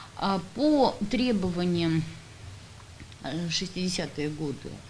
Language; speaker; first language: Russian; native; Russian